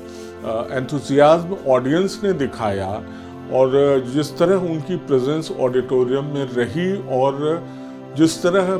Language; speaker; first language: Hindi; native; Hindi